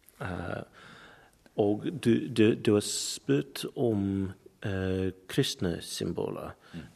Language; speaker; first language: Norwegian; non-native, learner; English